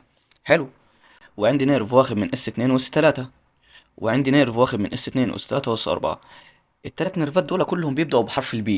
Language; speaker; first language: Arabic; native; Arabic